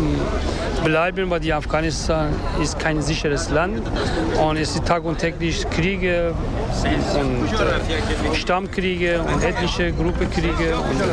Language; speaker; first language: German; non-native, learner; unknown